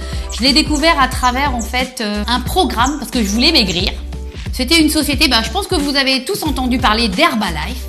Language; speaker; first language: French; native; French